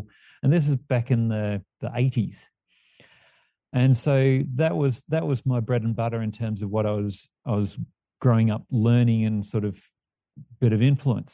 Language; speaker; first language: English; native; English